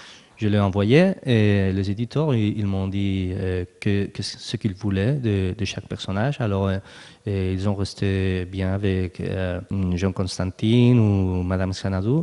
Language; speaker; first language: French; non-native, learner; Spanish